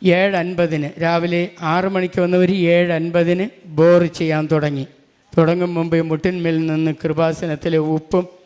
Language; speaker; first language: Malayalam; non-native, local second language; Tamil